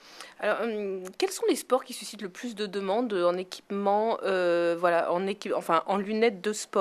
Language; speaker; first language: French; native; French